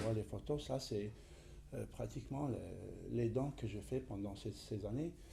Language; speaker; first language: French; non-native, fluent; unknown